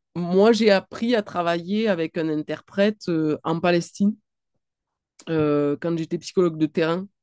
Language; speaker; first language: French; native; French